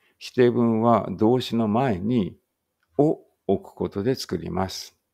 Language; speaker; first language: Japanese; native; Japanese